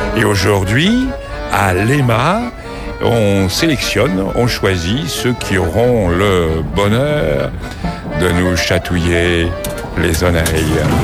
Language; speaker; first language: French; native; French